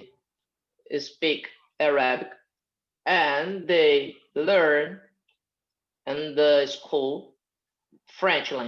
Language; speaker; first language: English; non-native, fluent; Portuguese